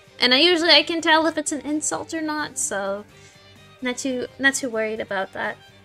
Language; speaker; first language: English; native; English